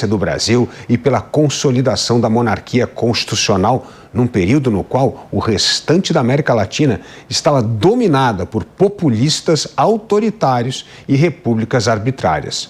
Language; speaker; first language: Portuguese; native; Portuguese